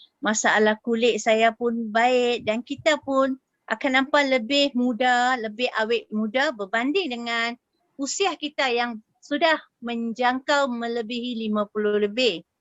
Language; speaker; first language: Malay; native; Malay